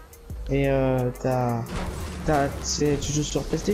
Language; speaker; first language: French; native; French